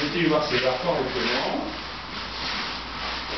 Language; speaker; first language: French; native; French